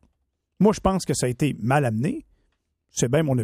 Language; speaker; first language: French; native; French